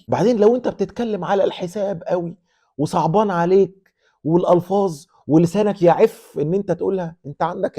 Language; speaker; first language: Arabic; native; Arabic